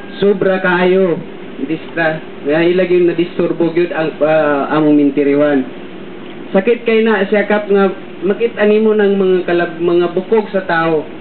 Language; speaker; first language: Cebuano; non-native, local second language; Maranao